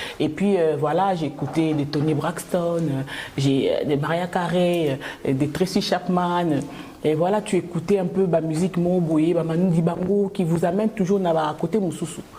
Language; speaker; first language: French; non-native, local second language; Lingala